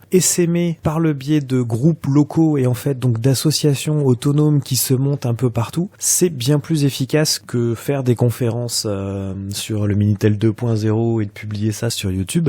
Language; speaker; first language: French; native; French